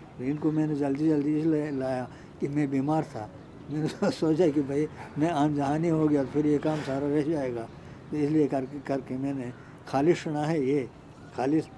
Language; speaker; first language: Urdu; non-native, local second language; Shina